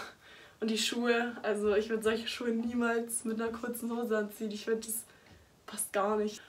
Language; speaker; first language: German; native; German